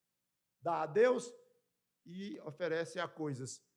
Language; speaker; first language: Portuguese; native; Portuguese